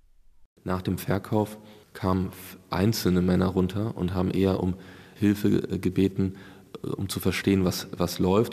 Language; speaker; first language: German; native; German